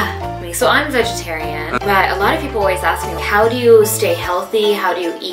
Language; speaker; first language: English; early bilingual, other home language; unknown